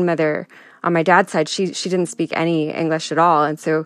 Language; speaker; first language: English; early bilingual, other home language; Spanish